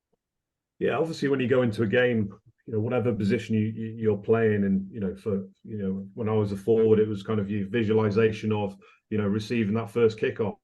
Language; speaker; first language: English; native; English